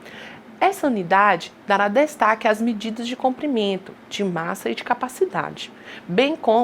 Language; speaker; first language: Portuguese; native; Portuguese